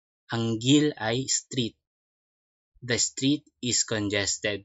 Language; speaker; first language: English; non-native, local second language; Filipino